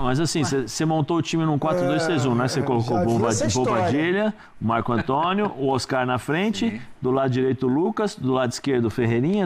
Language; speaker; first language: Portuguese; native; Portuguese